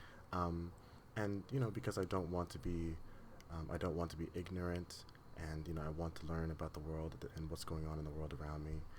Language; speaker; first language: English; non-native, learner; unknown